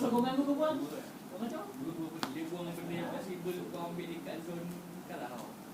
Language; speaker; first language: Malay; native; Malay